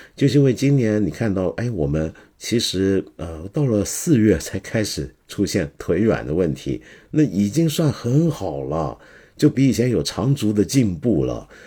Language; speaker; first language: Chinese; non-native, local second language; Cantonese